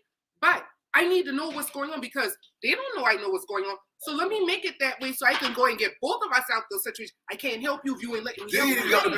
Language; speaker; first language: English; native; English